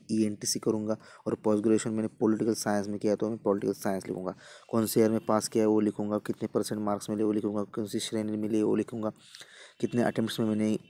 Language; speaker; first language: Hindi; non-native, local second language; Marathi